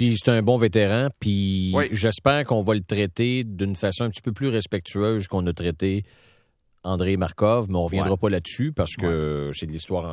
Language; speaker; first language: French; native; French